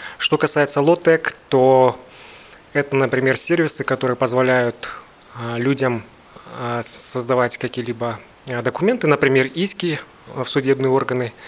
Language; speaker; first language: Russian; native; Russian